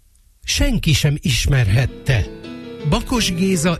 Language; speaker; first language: Hungarian; native; Hungarian